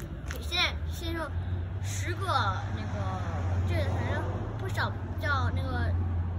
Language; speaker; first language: Chinese; early bilingual, heritage; Chinese